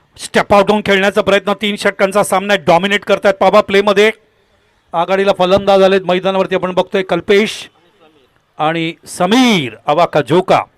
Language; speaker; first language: Marathi; non-native, local second language; Tamil